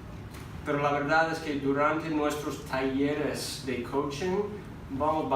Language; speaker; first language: Spanish; non-native, fluent; English